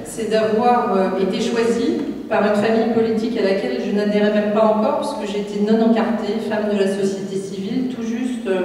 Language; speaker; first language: French; native; French